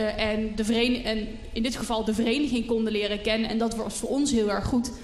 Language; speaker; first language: Dutch; native; Dutch